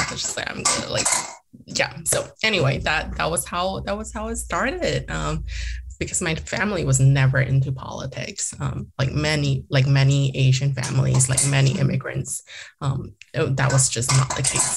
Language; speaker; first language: English; early bilingual, other home language; Chinese